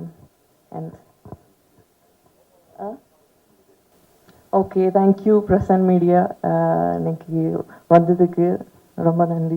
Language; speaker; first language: Tamil; non-native, learner; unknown